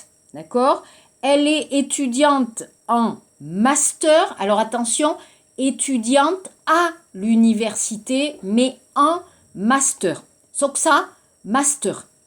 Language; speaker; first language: French; non-native, fluent; Korean